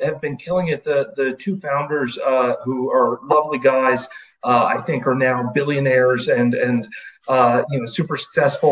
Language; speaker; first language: English; native; English